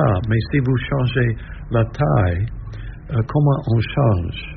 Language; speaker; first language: French; non-native, learner; English